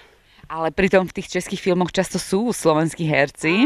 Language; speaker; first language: Slovak; native; Slovak